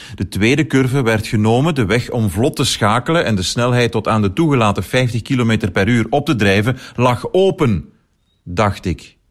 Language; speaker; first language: Dutch; native; Dutch